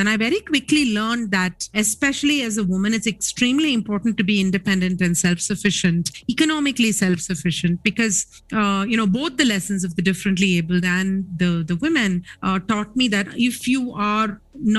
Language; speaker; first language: English; non-native, local second language; Tamil